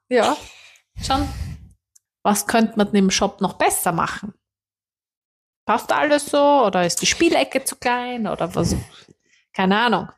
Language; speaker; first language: German; native; German